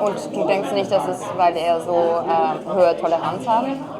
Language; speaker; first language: German; non-native, fluent; French